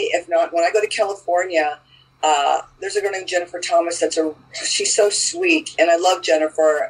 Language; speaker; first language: English; native; English